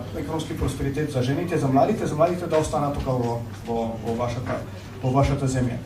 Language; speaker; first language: Macedonian; non-native, fluent; Slovenian